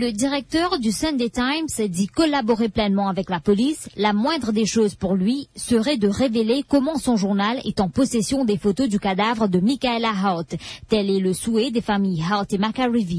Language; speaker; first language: French; non-native, local second language; Morisyen